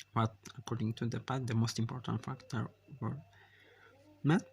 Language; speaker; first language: English; non-native, local second language; Amharic